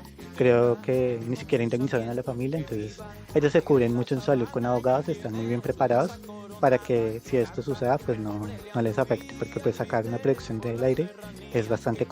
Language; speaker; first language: Spanish; native; Spanish